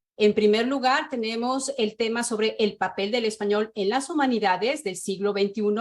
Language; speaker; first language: Spanish; native; Spanish